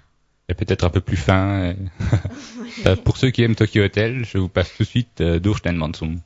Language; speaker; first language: French; native; French